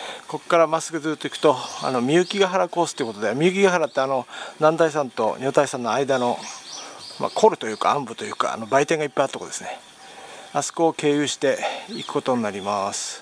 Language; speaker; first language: Japanese; native; Japanese